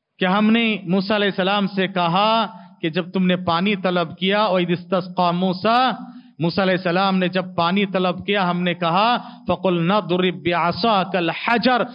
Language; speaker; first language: Urdu; native; Urdu